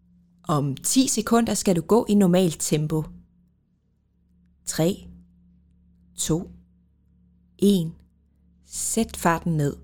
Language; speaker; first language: Danish; native; Danish